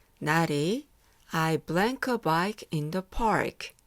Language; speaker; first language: English; non-native, fluent; Korean